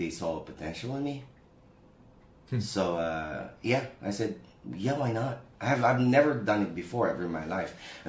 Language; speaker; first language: English; non-native, local second language; Filipino